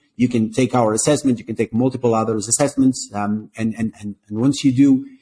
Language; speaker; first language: English; non-native, fluent; Portuguese